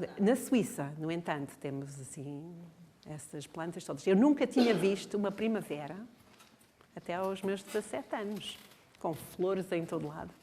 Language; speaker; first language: Portuguese; non-native, fluent; English